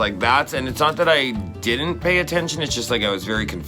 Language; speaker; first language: English; native; English